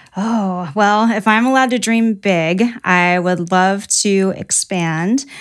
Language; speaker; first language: English; native; English